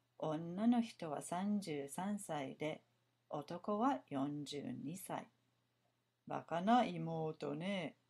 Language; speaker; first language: Japanese; non-native, learner; English